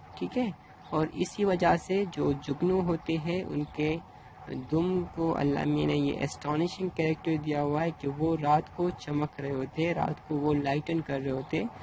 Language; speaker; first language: Urdu; non-native, local second language; Pashto